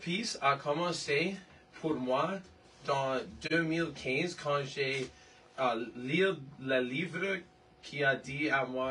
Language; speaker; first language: French; non-native, learner; English